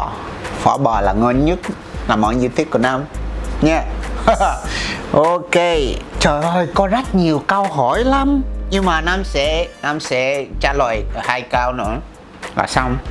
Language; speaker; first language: Vietnamese; non-native, fluent; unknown